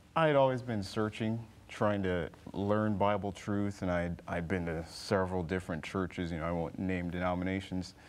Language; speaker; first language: English; native; English